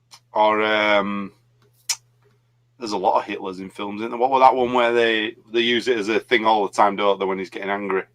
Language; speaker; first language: English; native; English